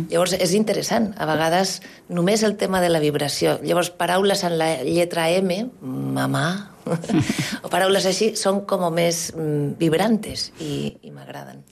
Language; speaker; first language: Catalan; non-native, local second language; Spanish